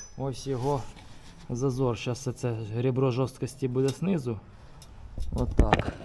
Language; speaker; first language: Ukrainian; native; Ukrainian